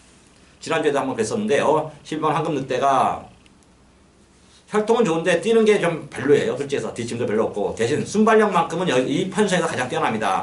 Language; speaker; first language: Korean; native; Korean